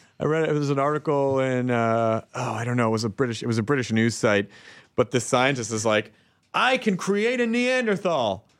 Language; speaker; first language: English; native; English